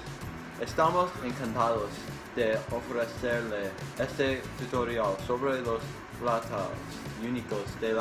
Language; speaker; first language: Spanish; non-native, learner; English